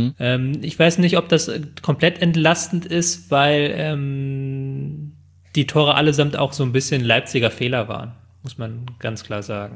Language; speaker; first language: German; native; German